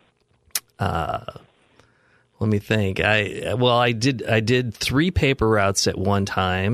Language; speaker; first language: English; native; English